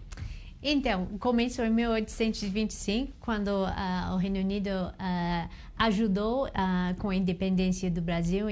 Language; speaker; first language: Portuguese; non-native, fluent; English